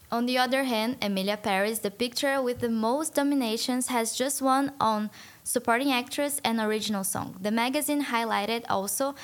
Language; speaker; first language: English; non-native, fluent; Portuguese